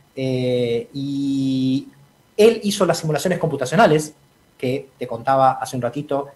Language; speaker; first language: Spanish; native; Spanish